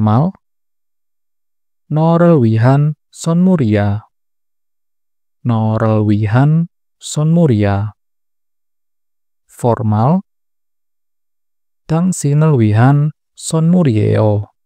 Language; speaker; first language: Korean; non-native, fluent; Indonesian